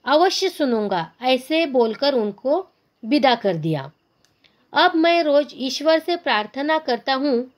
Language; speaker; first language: Hindi; non-native, local second language; Marathi